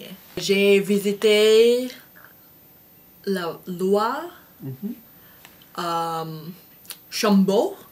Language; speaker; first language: French; non-native, fluent; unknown